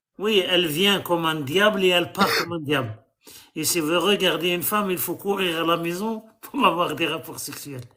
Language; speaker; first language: French; non-native, local second language; Arabic